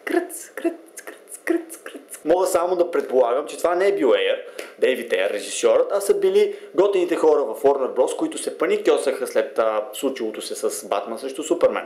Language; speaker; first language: Bulgarian; native; Bulgarian